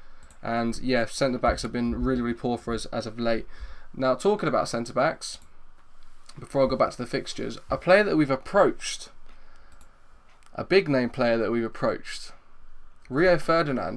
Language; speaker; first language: English; native; English